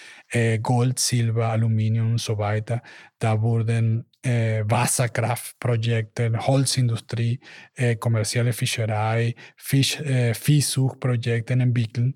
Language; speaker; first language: German; non-native, learner; Spanish